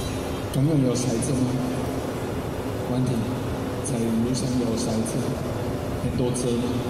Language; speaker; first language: Chinese; non-native, fluent; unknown